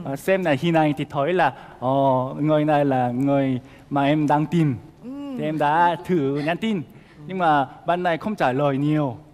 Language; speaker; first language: Vietnamese; non-native, fluent; Korean